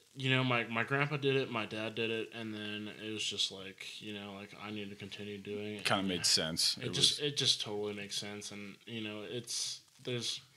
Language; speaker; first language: English; native; English